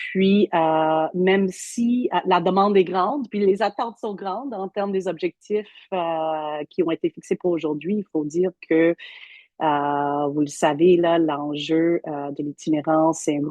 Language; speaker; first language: French; native; French